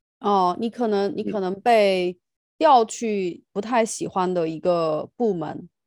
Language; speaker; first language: Chinese; native; Chinese